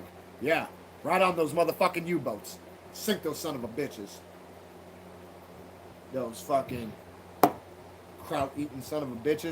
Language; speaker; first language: English; native; English